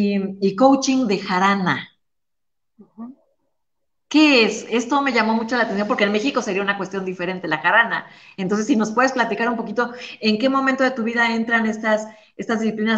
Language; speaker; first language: Spanish; native; Spanish